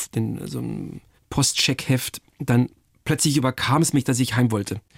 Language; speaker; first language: German; native; German